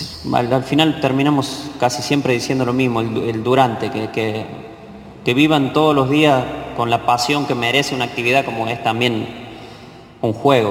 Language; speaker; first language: Spanish; native; Spanish